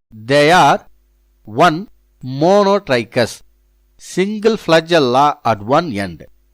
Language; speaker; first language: English; non-native, local second language; Tamil